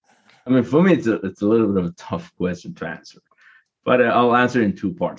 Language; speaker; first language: English; non-native, fluent; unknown